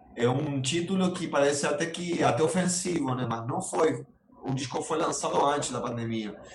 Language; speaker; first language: Portuguese; non-native, fluent; Spanish